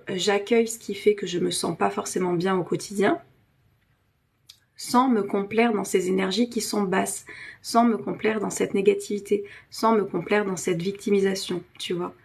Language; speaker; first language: French; native; French